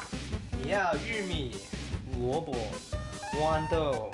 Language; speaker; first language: Chinese; non-native, learner; English